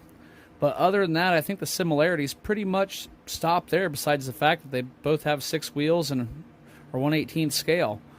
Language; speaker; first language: English; native; English